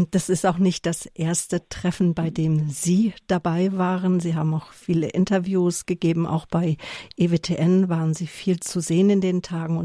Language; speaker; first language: German; native; German